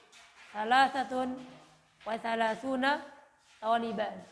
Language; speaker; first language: Arabic; non-native, fluent; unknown